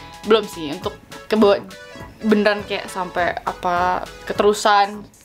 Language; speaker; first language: Indonesian; early bilingual, heritage; Indonesian